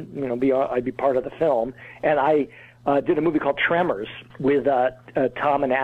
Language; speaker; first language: English; native; English